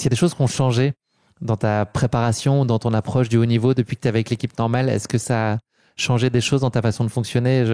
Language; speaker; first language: French; native; French